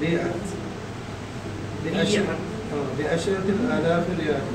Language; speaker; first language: Arabic; non-native, learner; Urdu